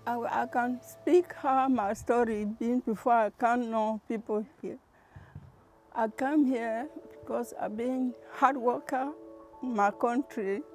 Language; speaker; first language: English; non-native, learner; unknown